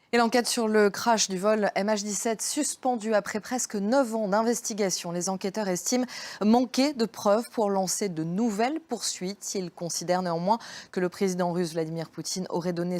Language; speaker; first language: French; native; French